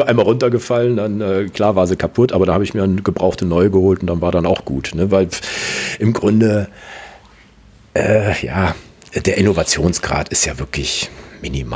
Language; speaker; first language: German; native; German